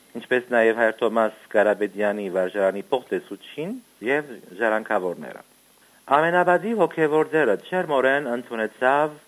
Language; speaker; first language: Armenian; early bilingual, heritage; Armenian